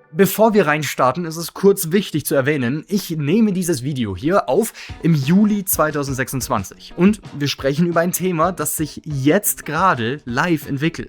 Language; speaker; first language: German; native; German